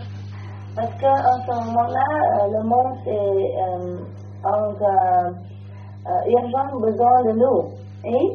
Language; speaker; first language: French; non-native, learner; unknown